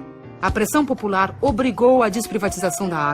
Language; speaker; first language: Portuguese; native; Portuguese